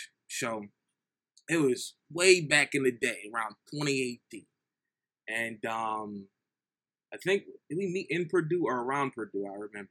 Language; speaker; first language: English; native; English